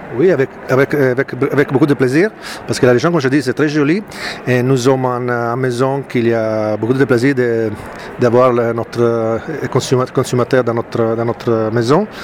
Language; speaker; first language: French; non-native, fluent; Italian